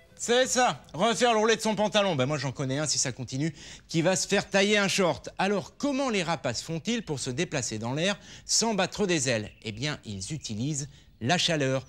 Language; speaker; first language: French; native; French